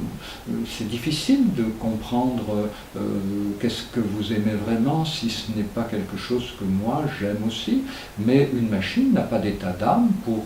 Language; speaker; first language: French; native; French